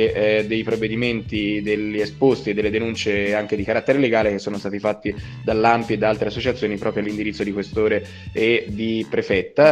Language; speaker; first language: Italian; native; Italian